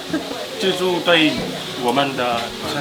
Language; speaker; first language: Chinese; non-native, learner; Vietnamese